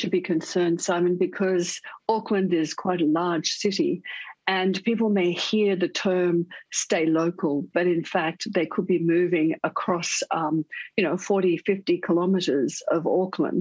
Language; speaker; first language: English; native; English